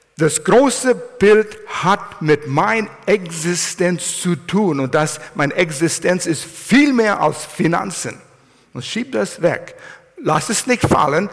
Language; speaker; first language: German; non-native, fluent; English